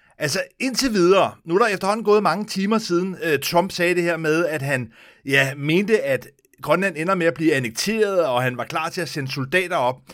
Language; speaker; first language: Danish; native; Danish